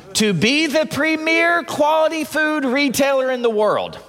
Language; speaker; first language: English; native; English